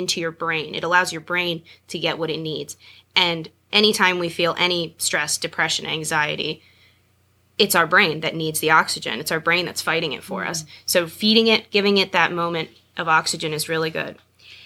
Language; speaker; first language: English; native; English